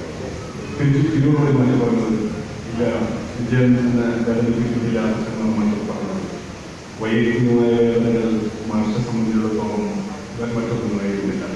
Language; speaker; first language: Malayalam; native; Malayalam